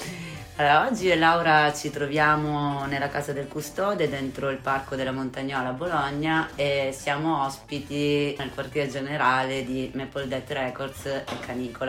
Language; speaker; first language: Italian; native; Italian